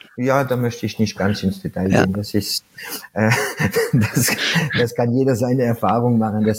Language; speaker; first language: German; non-native, fluent; French